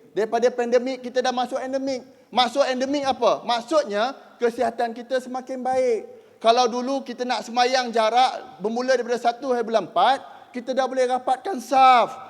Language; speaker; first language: Malay; native; Malay